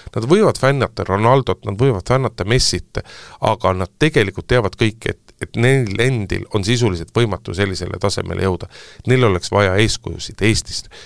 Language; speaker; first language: Estonian; native; Estonian